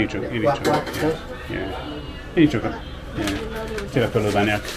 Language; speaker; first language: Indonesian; non-native, learner; English